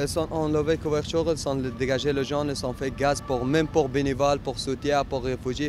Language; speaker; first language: French; non-native, learner; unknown